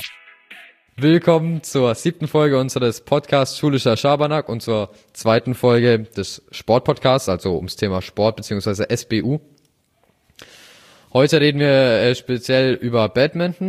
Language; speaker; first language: German; native; German